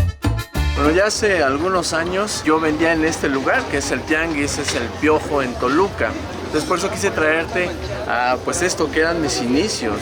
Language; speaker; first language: Spanish; native; Spanish